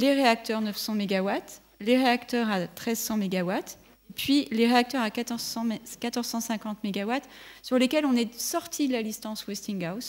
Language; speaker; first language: French; native; French